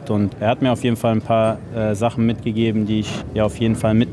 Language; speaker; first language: German; native; German